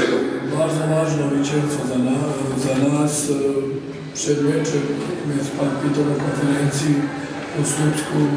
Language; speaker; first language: Polish; non-native, learner; Serbian